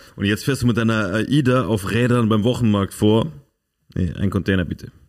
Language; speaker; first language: German; native; German